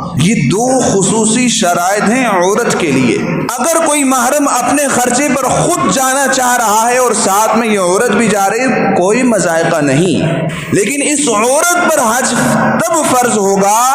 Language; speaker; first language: Urdu; native; Urdu